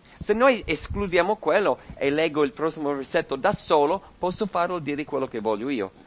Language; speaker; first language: Italian; non-native, fluent; English